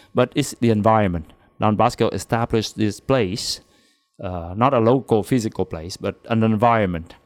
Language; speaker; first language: English; non-native, fluent; Vietnamese